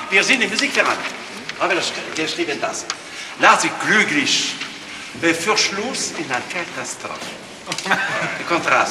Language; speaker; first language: German; non-native, learner; French